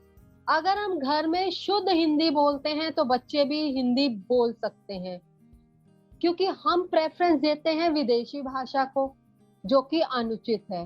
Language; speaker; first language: Hindi; native; Hindi